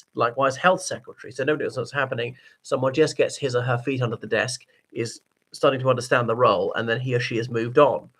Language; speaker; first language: English; native; English